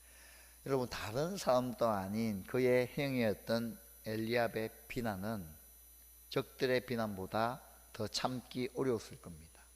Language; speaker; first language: Korean; native; Korean